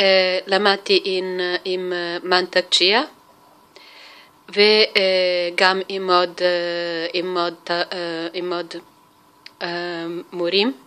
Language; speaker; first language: Hebrew; non-native, fluent; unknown